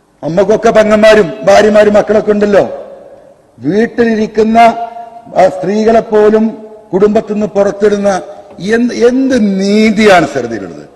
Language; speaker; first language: Malayalam; native; Malayalam